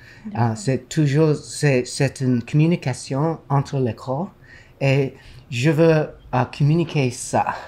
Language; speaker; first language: French; non-native, learner; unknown